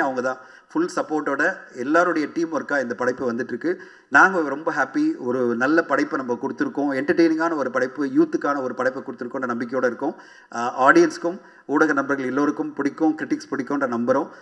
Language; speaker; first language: Tamil; native; Tamil